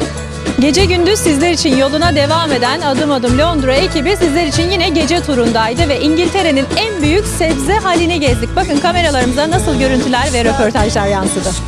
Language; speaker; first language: Turkish; native; Turkish